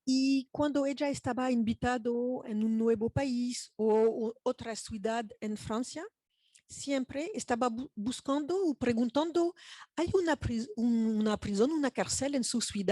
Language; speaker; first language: Spanish; non-native, fluent; French